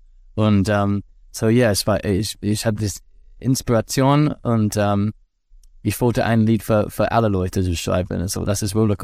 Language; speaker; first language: German; non-native, learner; English